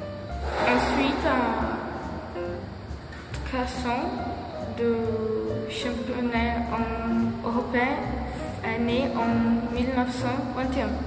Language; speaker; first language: French; non-native, learner; Portuguese